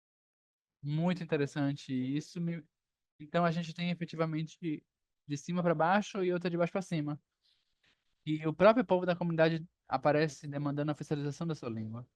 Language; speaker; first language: Portuguese; non-native, fluent; Spanish